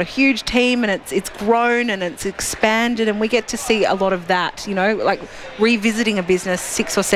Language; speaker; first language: English; native; English